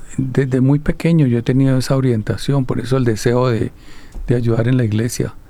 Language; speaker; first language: Spanish; native; Spanish